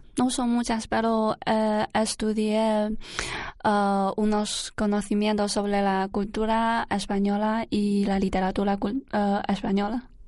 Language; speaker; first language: Spanish; non-native, learner; Chinese